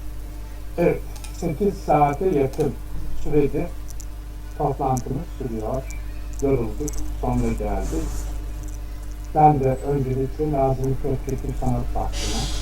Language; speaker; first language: Turkish; native; Turkish